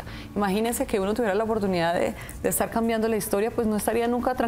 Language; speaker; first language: Spanish; native; Spanish